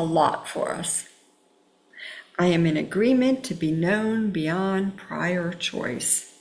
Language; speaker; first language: English; native; English